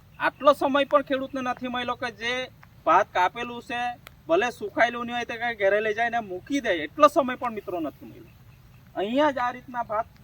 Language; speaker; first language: Gujarati; native; Gujarati